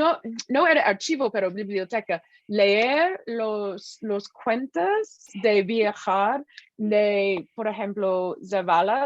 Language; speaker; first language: Spanish; non-native, fluent; English